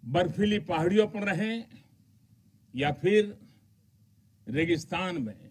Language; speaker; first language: Hindi; non-native, local second language; Gujarati